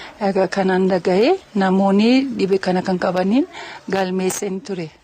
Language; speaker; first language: Oromo; non-native, fluent; German